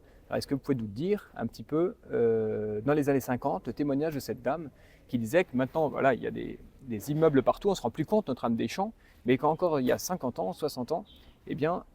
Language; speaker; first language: French; native; French